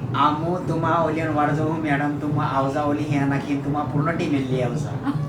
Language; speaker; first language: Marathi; non-native, local second language; Bhili